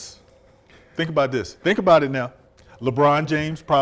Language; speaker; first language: English; native; English